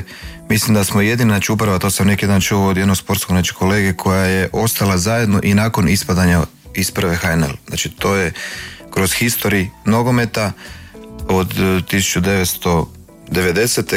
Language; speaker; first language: Croatian; native; Croatian